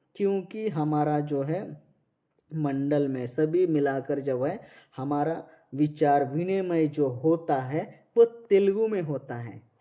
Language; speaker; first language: Hindi; non-native, local second language; Marathi